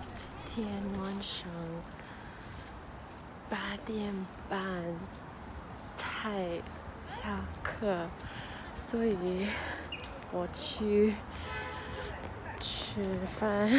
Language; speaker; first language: Chinese; non-native, learner; English